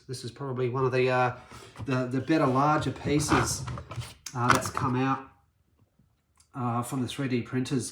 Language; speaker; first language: English; native; English